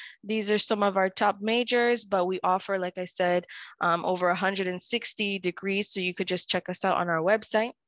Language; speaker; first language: English; early bilingual, other home language; Spanish